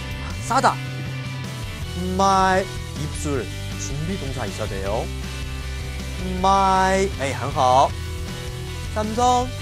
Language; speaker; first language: Korean; non-native, learner; Chinese